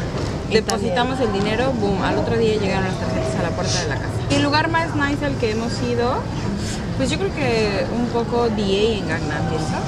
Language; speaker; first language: Spanish; native; Spanish